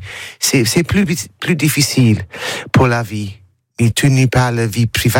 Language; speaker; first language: French; non-native, learner; English